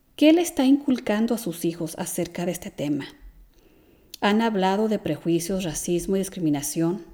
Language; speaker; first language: Spanish; early bilingual, heritage; Spanish